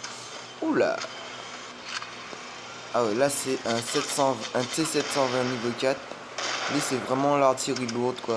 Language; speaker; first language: French; native; French